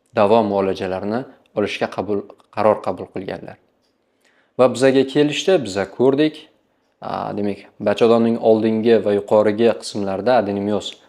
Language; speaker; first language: Uzbek; native; Uzbek